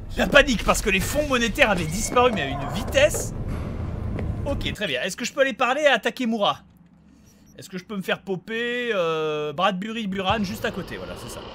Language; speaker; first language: French; native; French